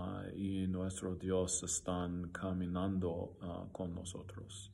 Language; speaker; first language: Spanish; non-native, learner; English